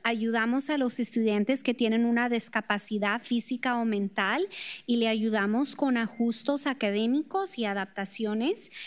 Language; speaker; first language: Spanish; non-native, fluent; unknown